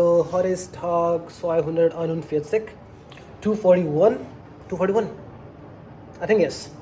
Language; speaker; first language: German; non-native, learner; Hindi